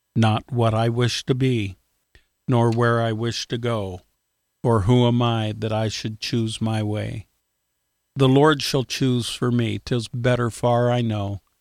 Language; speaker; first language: English; native; English